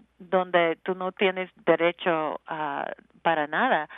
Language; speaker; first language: Spanish; non-native, learner; English